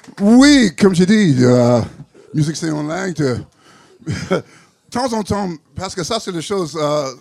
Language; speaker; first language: French; non-native, learner; English